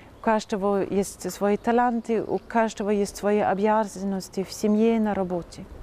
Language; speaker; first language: Russian; non-native, fluent; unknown